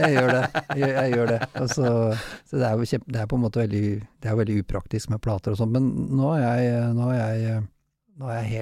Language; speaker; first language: Norwegian; native; Norwegian